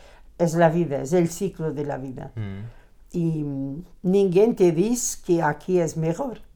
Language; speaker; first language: Spanish; non-native, fluent; Portuguese